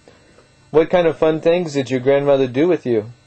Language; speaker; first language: English; native; English